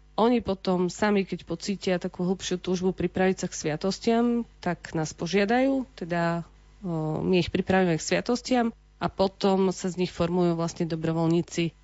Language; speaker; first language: Slovak; native; Slovak